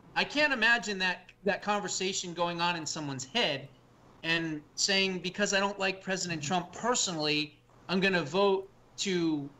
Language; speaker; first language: English; native; English